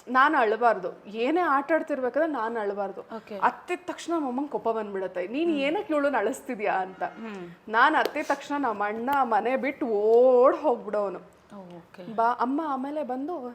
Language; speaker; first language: Kannada; native; Kannada